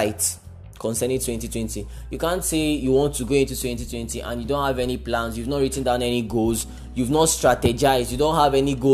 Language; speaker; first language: English; non-native, local second language; Igbo